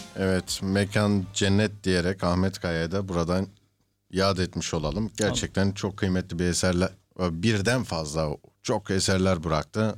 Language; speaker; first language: Turkish; early bilingual, heritage; Turkish